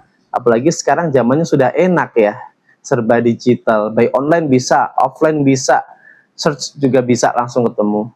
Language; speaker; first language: Indonesian; native; Indonesian